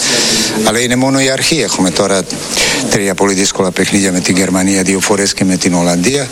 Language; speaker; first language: Greek; non-native, fluent; Serbian